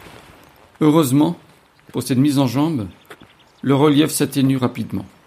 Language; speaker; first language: French; native; French